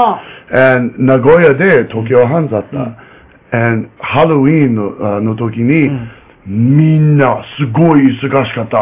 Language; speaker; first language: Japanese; non-native, learner; English